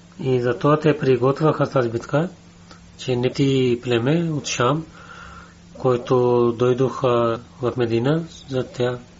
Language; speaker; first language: Bulgarian; non-native, learner; Urdu